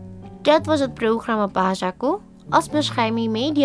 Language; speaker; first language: Dutch; non-native, learner; Indonesian